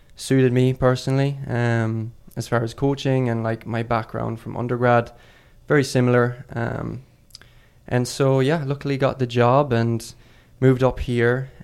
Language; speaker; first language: English; native; English